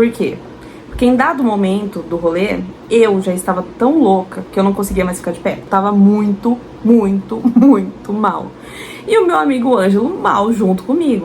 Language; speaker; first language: Portuguese; native; Portuguese